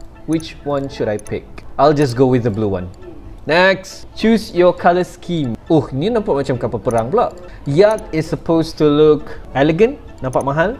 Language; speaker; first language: English; non-native, local second language; Malay